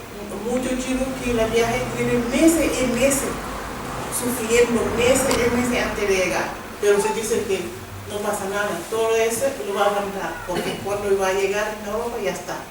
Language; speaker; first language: Spanish; non-native, learner; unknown